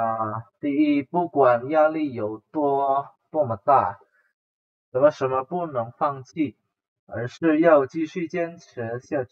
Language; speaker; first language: Chinese; non-native, fluent; Indonesian